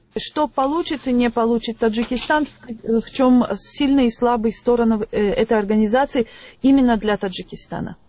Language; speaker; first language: Russian; non-native, local second language; Tajik